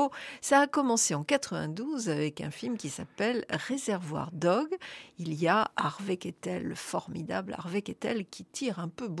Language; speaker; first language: French; native; French